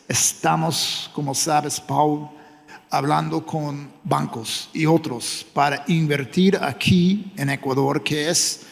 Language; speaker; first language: Spanish; non-native, fluent; English